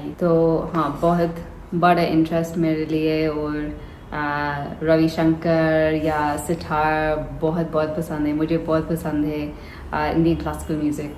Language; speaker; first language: Hindi; non-native, learner; English